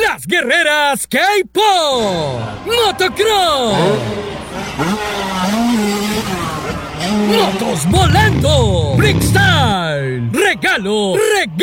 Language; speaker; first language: Spanish; native; Spanish